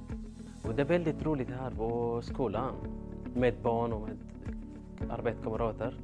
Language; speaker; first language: Swedish; non-native, learner; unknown